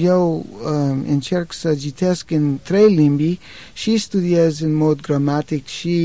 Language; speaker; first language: Romanian; non-native, learner; English